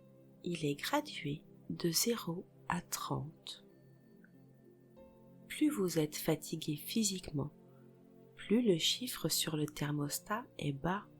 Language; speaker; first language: French; native; French